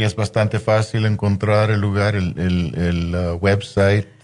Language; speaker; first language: Spanish; non-native, fluent; English